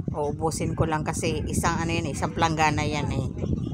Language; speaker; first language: Filipino; native; Filipino